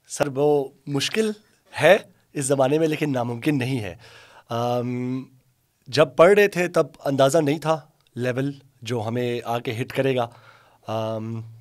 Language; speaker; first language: Urdu; non-native, local second language; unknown